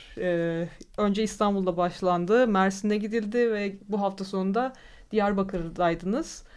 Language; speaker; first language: Turkish; native; Turkish